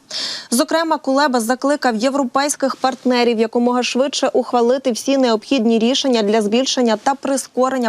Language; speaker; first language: Ukrainian; native; Ukrainian